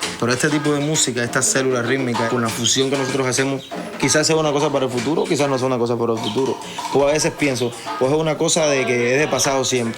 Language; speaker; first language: Spanish; native; Spanish